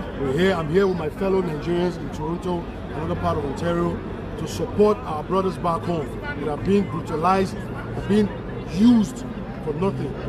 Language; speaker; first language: English; non-native, local second language; Bini